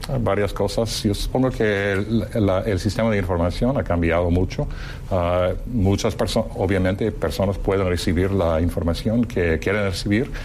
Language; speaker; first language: Spanish; non-native, fluent; English